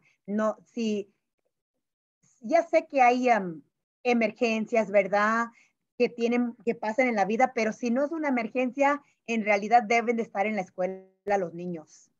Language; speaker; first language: Spanish; early bilingual, heritage; Spanish